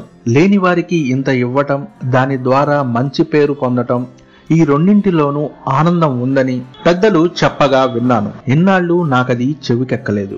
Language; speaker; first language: Telugu; native; Telugu